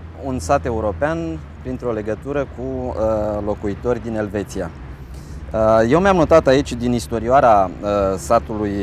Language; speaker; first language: Romanian; native; Romanian